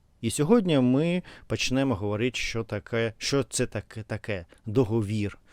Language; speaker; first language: Ukrainian; non-native, learner; Russian